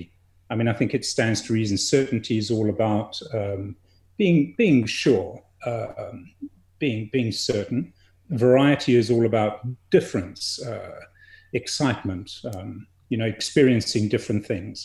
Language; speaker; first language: English; native; English